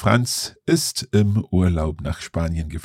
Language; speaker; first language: German; non-native, learner; English